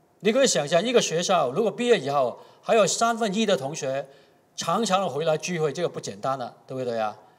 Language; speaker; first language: Chinese; non-native, local second language; Cantonese